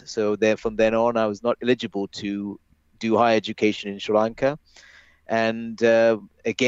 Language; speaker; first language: English; native; English